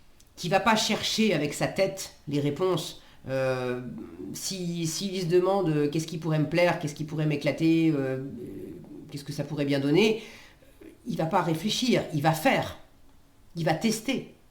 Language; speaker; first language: French; native; French